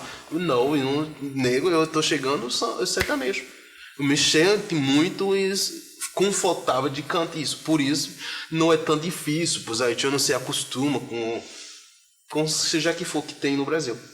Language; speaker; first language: Portuguese; non-native, fluent; Haitian Creole